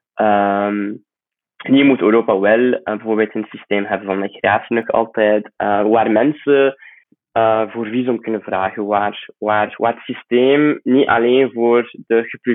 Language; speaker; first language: Dutch; non-native, fluent; Arabic